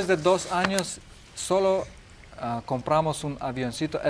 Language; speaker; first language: Spanish; non-native, learner; Lithuanian